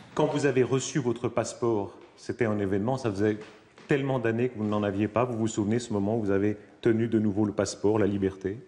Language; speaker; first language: French; native; French